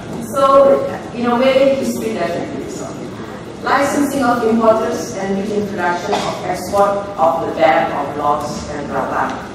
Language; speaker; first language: English; non-native, fluent; Indonesian